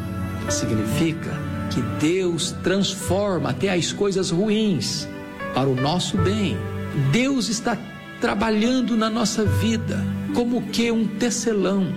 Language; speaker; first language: Portuguese; native; Portuguese